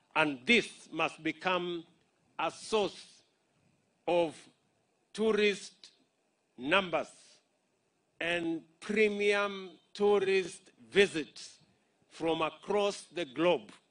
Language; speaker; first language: English; non-native, local second language; Kalenjin